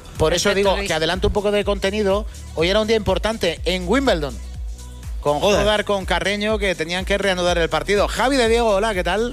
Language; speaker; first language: Spanish; native; Spanish